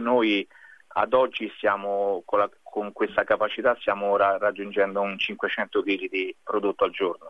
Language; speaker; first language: Italian; native; Italian